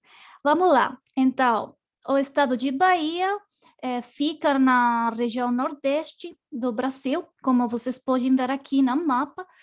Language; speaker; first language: Portuguese; non-native, learner; Spanish